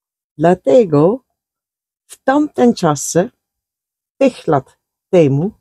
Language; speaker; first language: Polish; non-native, learner; Dutch